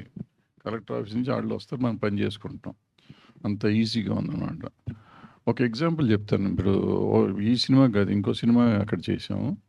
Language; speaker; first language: Telugu; native; Telugu